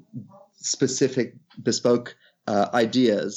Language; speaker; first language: English; native; English